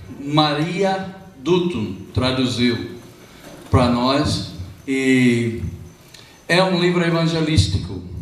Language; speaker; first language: Portuguese; non-native, fluent; English